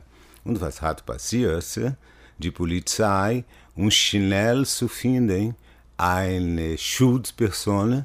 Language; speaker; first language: German; non-native, fluent; Portuguese